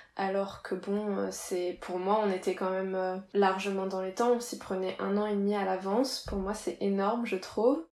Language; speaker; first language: French; native; French